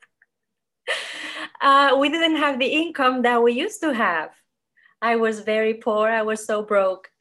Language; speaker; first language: English; non-native, fluent; Spanish